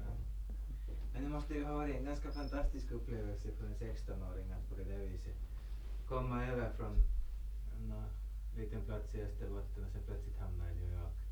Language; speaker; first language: Swedish; native; Swedish